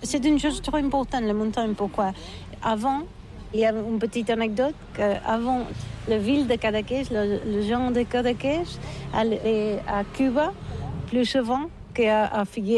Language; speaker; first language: French; non-native, learner; Catalan